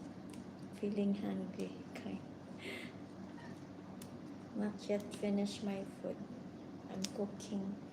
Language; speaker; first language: English; non-native, learner; Bikol